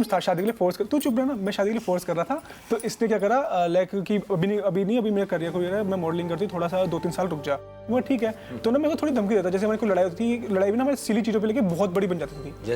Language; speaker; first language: Hindi; native; Hindi